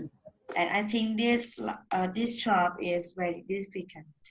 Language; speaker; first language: English; non-native, learner; Vietnamese